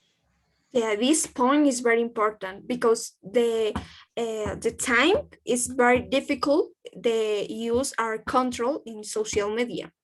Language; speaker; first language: English; non-native, learner; Spanish